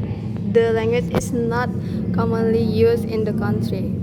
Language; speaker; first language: English; non-native, learner; Indonesian